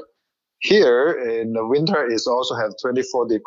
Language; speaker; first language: English; non-native, learner; Chinese